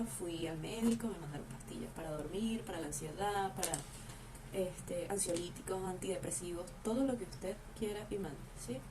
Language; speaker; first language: Spanish; native; Spanish